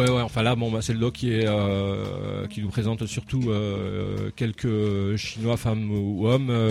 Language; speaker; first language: French; native; French